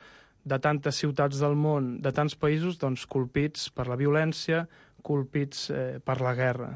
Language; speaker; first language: Catalan; native; Catalan